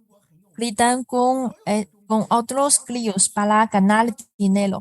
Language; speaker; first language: Spanish; non-native, fluent; Chinese